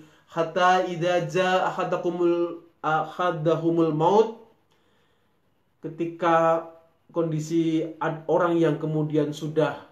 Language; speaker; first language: Indonesian; native; Indonesian